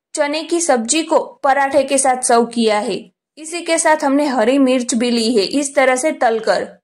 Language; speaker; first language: Hindi; non-native, local second language; Gujarati